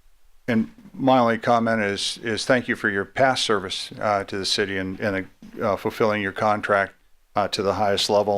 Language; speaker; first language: English; native; English